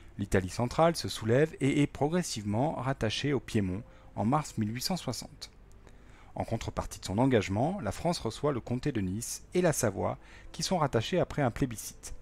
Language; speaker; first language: French; native; French